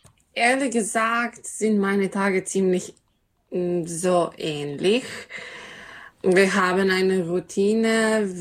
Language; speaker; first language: German; non-native, learner; Serbian